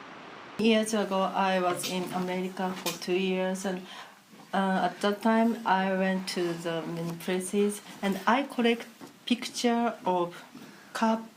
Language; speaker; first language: English; non-native, learner; Japanese